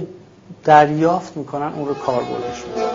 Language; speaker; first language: Persian; native; Persian